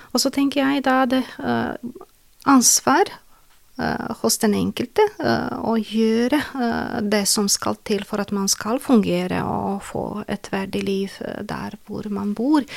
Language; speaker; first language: Norwegian; non-native, fluent; Serbian